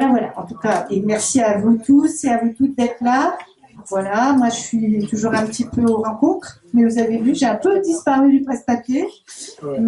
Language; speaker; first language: French; native; French